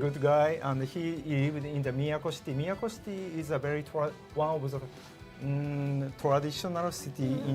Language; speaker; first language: English; non-native, learner; Japanese